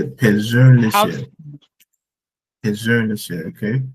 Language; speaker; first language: German; non-native, fluent; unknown